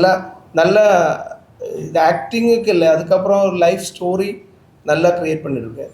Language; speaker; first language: Tamil; non-native, learner; Malayalam